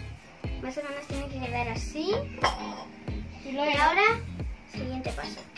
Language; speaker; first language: Spanish; early bilingual, heritage; Spanish